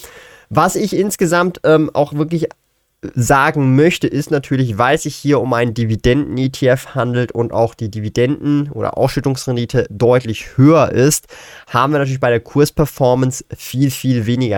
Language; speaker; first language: German; native; German